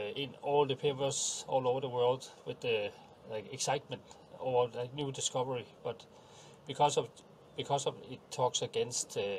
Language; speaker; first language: English; non-native, fluent; Danish